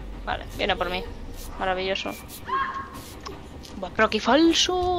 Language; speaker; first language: Spanish; native; Spanish